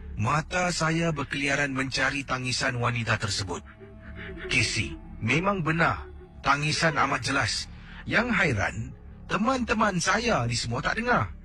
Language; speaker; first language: Malay; native; Malay